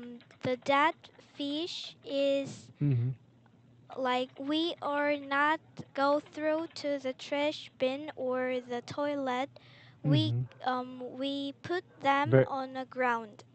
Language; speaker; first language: English; non-native, learner; Korean